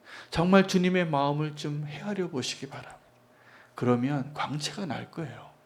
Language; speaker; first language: Korean; native; Korean